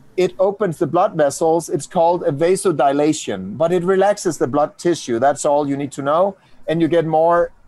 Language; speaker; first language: English; non-native, fluent; Danish